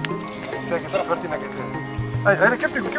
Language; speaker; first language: Macedonian; native; Macedonian